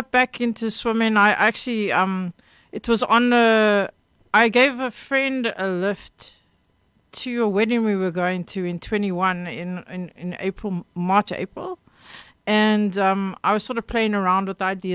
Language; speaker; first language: English; native; English